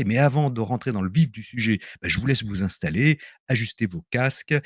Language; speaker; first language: French; native; French